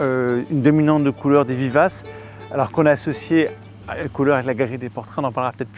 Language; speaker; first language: French; native; French